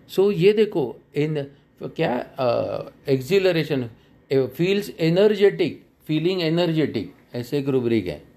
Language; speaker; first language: Hindi; non-native, local second language; Marathi